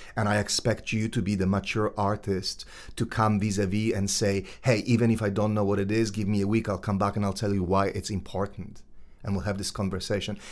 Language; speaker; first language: English; non-native, fluent; Polish